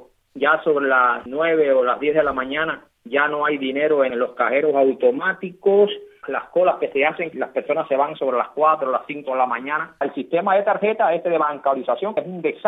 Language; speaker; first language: Spanish; native; Spanish